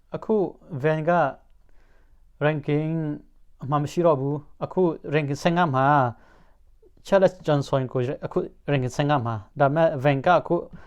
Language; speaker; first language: Burmese; non-native, local second language; Hakha Chin